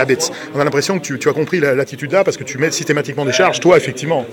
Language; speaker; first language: French; native; French